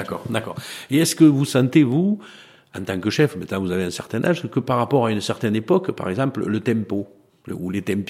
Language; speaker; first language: French; native; French